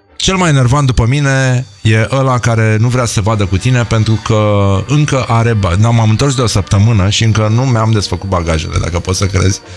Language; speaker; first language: Romanian; native; Romanian